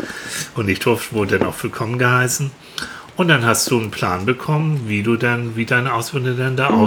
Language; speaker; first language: German; native; German